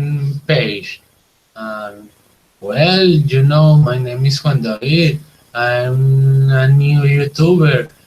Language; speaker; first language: English; non-native, learner; Spanish